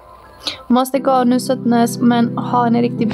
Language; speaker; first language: Swedish; early bilingual, other home language; Greek